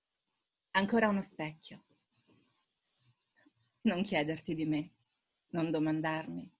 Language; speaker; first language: Italian; native; Italian